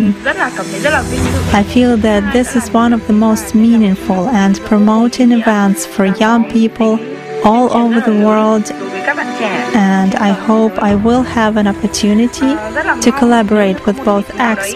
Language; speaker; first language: English; non-native, fluent; Vietnamese